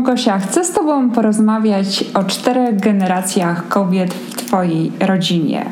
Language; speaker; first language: Polish; native; Polish